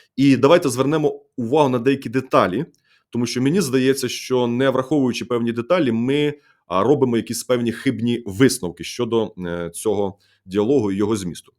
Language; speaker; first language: Ukrainian; native; Ukrainian